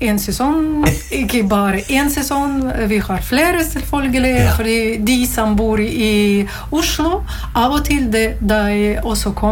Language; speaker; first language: Norwegian; non-native, fluent; Latvian